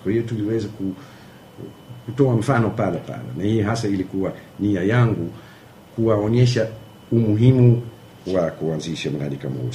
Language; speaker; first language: Swahili; non-native, fluent; German